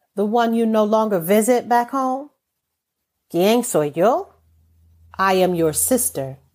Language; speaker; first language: English; native; English